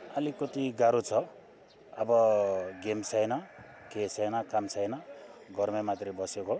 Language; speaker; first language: Nepali; non-native, learner; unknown